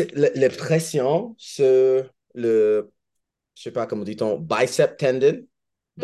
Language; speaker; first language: French; non-native, learner; English